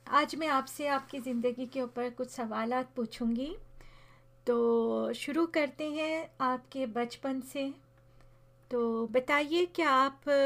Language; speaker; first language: Urdu; native; Urdu